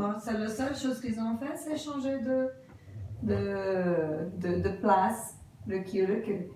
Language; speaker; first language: French; non-native, fluent; Portuguese